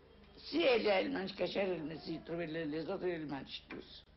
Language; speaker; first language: French; non-native, learner; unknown